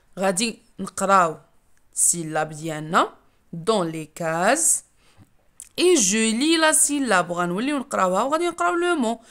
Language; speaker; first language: French; non-native, local second language; Arabic